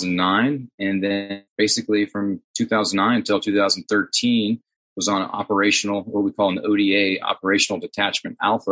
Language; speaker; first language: English; native; English